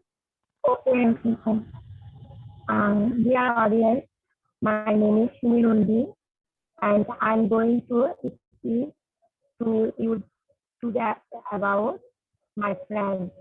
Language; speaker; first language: English; non-native, learner; Bangla